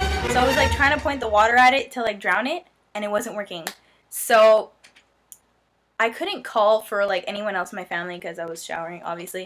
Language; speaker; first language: English; native; English